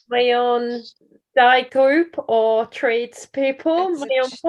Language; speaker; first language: Welsh; non-native, learner; English